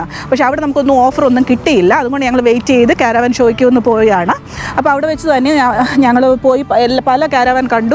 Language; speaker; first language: Malayalam; native; Malayalam